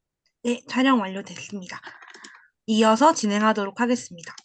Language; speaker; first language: Korean; native; Korean